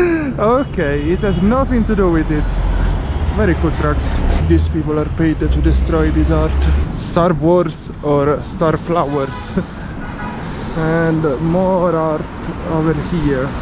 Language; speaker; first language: English; non-native, fluent; Italian